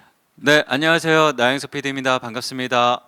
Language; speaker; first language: Korean; native; Korean